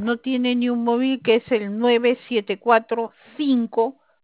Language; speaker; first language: Spanish; native; Spanish